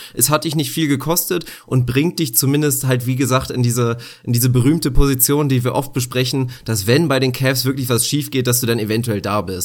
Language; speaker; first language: German; native; German